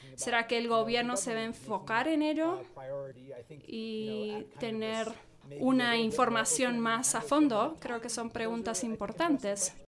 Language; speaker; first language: Spanish; non-native, fluent; English